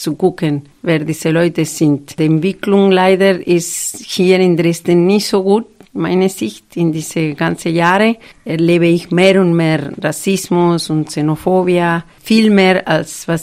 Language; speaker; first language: German; non-native, fluent; Spanish